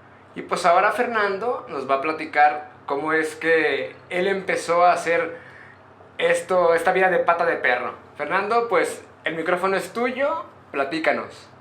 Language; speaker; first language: Spanish; native; Spanish